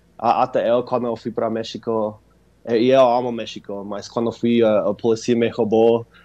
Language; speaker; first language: Portuguese; non-native, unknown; English